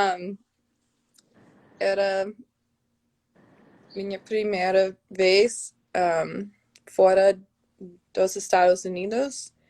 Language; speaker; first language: Portuguese; non-native, learner; English